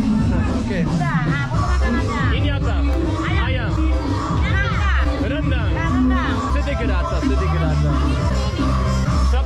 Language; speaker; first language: Indonesian; non-native, learner; English